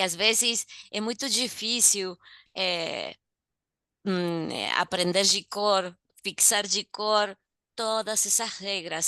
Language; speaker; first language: Portuguese; non-native, learner; Spanish